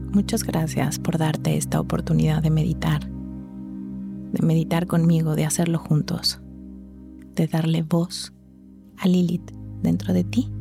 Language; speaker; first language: Spanish; native; Spanish